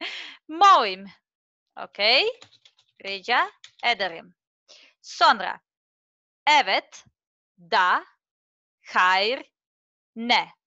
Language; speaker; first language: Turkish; non-native, learner; Serbian